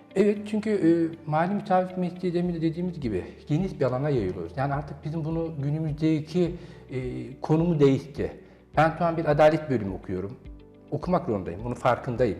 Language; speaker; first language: Turkish; native; Turkish